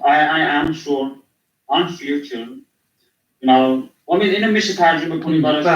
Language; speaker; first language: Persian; non-native, local second language; Kurdish